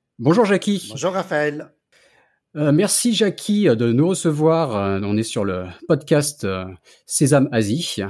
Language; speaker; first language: French; native; French